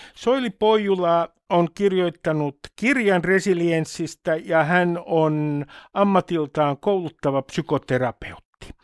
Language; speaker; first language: Finnish; native; Finnish